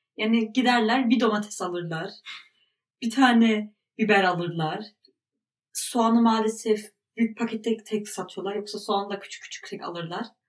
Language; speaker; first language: Turkish; early bilingual, heritage; Turkish